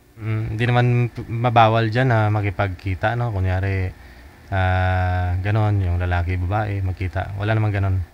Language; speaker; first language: Filipino; native; Filipino